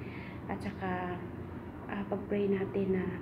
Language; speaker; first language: Filipino; non-native, local second language; Cebuano